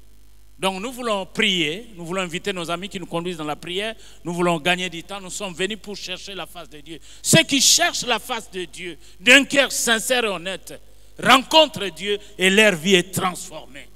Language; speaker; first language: French; non-native, local second language; Lingala